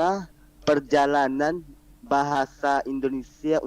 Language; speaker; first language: Indonesian; non-native, learner; Malay